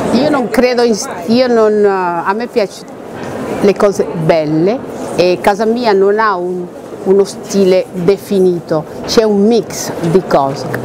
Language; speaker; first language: Italian; non-native, fluent; Spanish